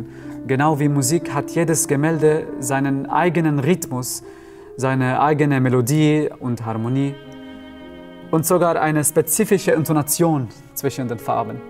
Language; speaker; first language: German; non-native, fluent; Arabic